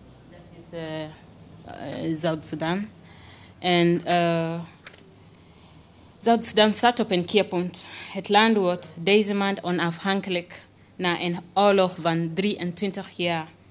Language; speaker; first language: Dutch; non-native, learner; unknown